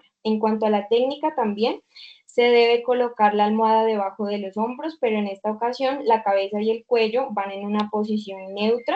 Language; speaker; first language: Spanish; native; Spanish